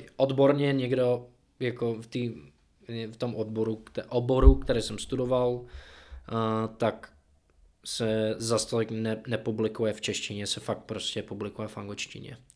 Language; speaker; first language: Czech; non-native, fluent; English